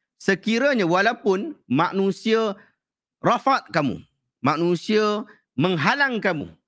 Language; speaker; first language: Malay; native; Malay